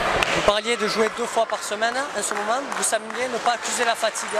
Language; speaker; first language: French; native; French